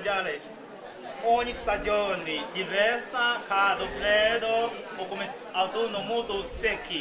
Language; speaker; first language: Italian; non-native, learner; Chinese